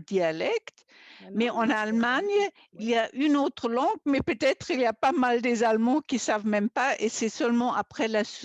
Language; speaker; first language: French; non-native, fluent; German